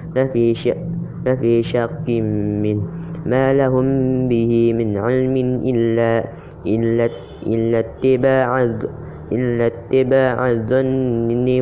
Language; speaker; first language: Arabic; non-native, learner; Indonesian